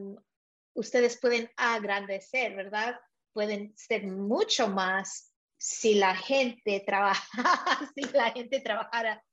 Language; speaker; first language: Spanish; early bilingual, heritage; English